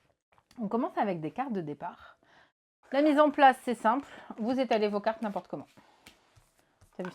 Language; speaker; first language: French; native; French